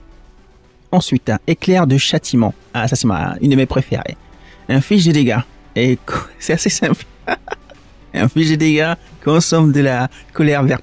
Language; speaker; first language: French; native; French